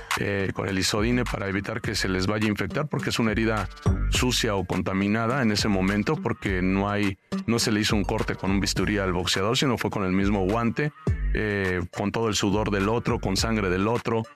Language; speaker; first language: Spanish; native; Spanish